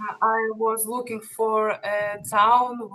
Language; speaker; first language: English; non-native, learner; Russian